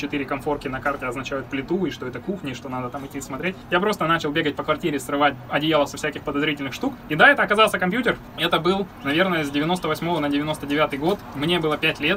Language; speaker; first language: Russian; native; Russian